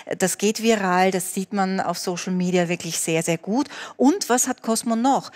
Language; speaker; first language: German; native; German